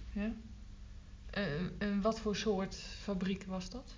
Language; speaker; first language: Dutch; native; Dutch